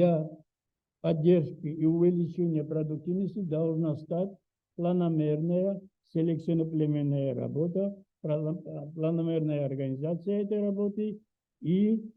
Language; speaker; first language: Russian; native; Russian